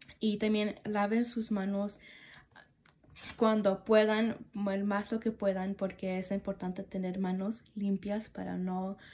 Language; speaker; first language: Spanish; early bilingual, heritage; Spanish